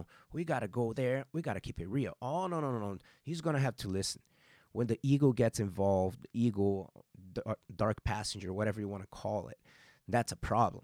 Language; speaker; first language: English; native; English